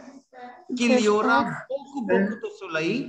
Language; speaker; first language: French; non-native, fluent; Hindi